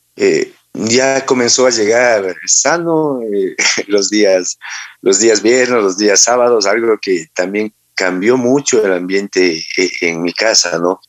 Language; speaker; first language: Spanish; native; Spanish